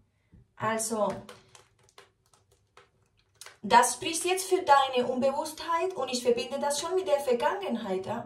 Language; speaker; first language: German; non-native, fluent; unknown